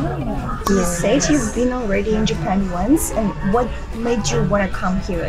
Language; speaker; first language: English; non-native, fluent; Russian